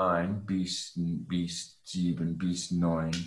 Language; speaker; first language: German; non-native, learner; English